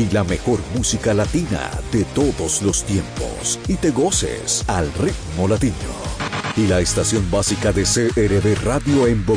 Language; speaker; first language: Spanish; native; Spanish